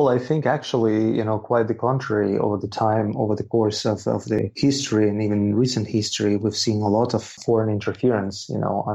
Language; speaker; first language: English; non-native, fluent; Russian